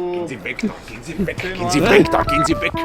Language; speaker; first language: German; native; German